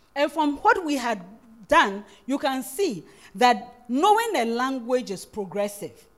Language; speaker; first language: English; non-native, local second language; Akan